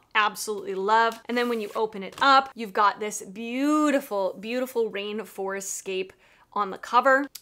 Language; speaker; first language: English; native; English